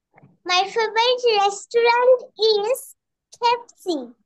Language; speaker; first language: English; non-native, learner; Bangla